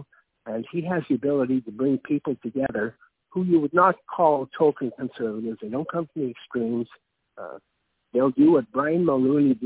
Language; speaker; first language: English; native; English